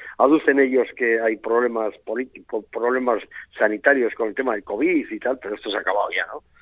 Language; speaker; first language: Spanish; native; Spanish